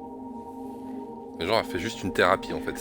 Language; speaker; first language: French; native; French